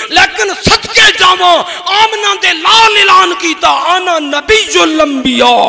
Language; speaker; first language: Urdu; non-native, local second language; Punjabi